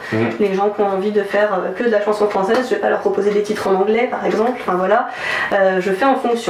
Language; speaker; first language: French; native; French